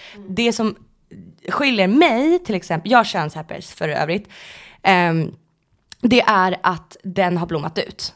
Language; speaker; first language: Swedish; native; Swedish